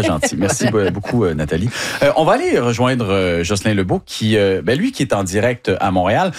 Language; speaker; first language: French; native; French